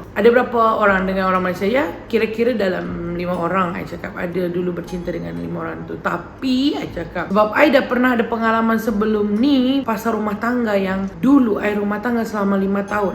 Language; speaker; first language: Malay; early bilingual, other home language; Indonesian